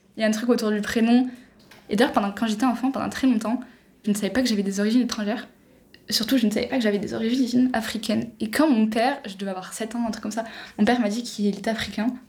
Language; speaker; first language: French; native; French